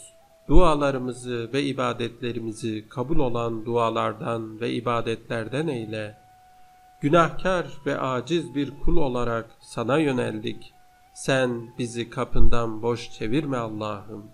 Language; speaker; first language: Turkish; native; Turkish